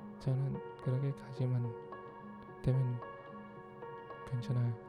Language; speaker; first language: Korean; non-native, learner; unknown